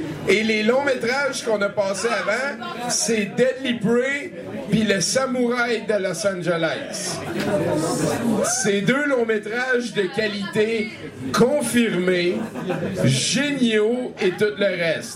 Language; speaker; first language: French; native; French